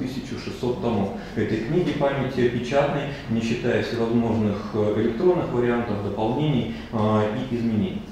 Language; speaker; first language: Russian; native; Russian